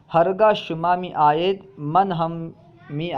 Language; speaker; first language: Persian; non-native, fluent; Urdu